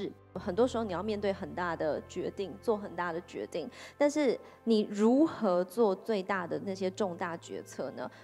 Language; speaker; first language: Chinese; native; Chinese